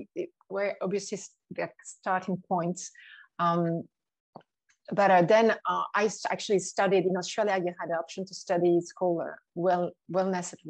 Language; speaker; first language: English; non-native, fluent; French